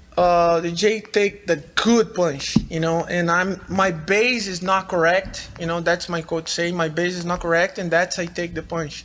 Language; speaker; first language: English; non-native, learner; Portuguese